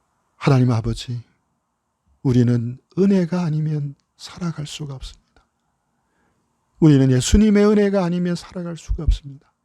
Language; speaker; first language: Korean; native; Korean